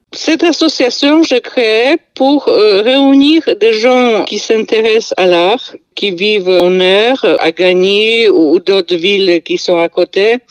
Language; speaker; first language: French; non-native, fluent; Polish